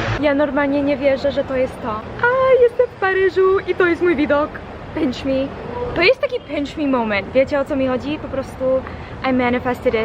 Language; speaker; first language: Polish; early bilingual, heritage; Polish